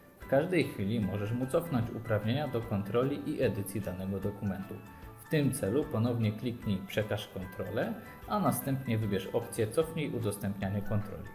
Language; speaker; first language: Polish; native; Polish